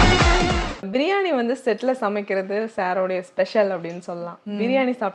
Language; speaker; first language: Tamil; native; Tamil